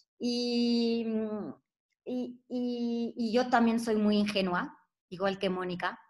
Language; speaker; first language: Spanish; non-native, fluent; French